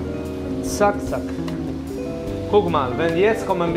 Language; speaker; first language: German; non-native, learner; Italian